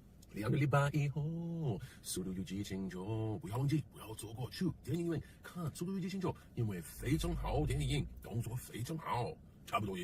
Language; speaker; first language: Chinese; non-native, learner; English